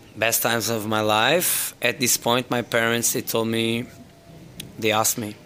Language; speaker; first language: English; non-native, fluent; Portuguese